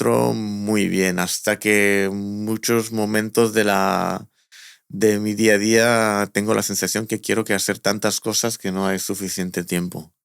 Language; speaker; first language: Spanish; non-native, fluent; Hebrew